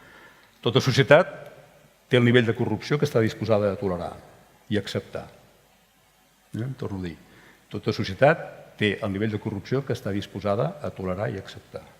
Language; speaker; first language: Catalan; native; Catalan